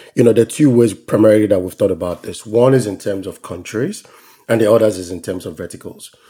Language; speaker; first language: English; non-native, local second language; Yoruba